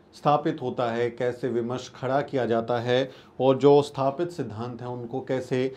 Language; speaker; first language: Hindi; native; Hindi